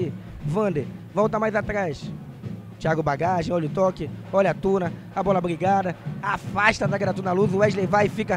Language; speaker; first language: Portuguese; native; Portuguese